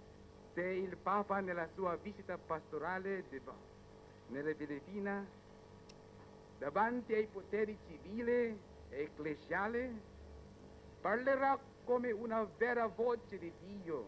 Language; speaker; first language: Italian; non-native, fluent; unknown